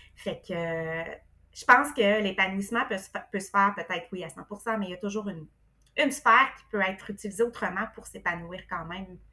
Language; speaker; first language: French; native; French